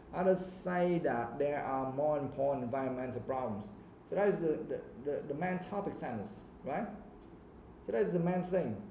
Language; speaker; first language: English; non-native, fluent; Vietnamese